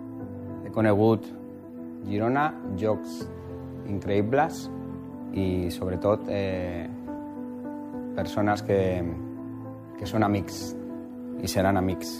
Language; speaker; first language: Catalan; non-native, learner; Spanish